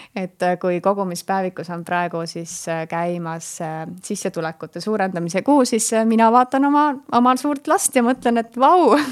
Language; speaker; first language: Estonian; native; Estonian